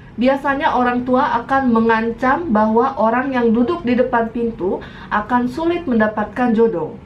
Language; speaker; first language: Indonesian; early bilingual, other home language; Korean